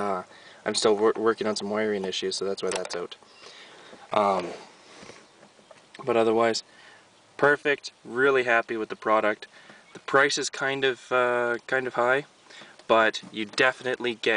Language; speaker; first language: English; native; English